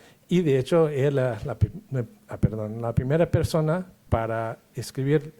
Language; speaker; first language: Spanish; non-native, fluent; English